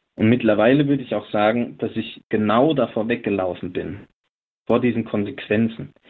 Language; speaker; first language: German; native; German